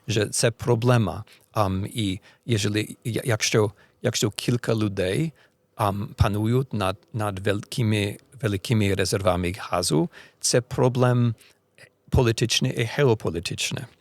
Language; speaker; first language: Ukrainian; non-native, learner; Polish